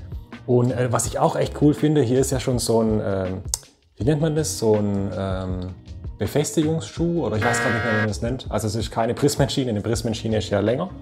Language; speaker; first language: German; native; German